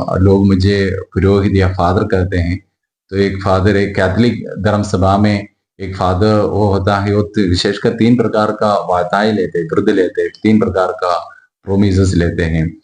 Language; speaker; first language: Hindi; non-native, local second language; Malayalam